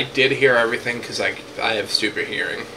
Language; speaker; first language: English; native; English